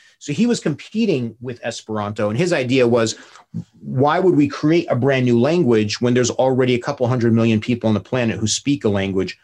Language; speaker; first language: English; native; English